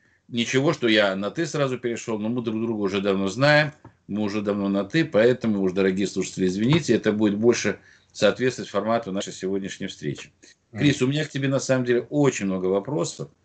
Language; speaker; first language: Russian; native; Russian